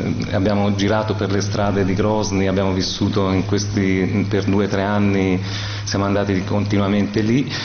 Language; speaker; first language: Italian; native; Italian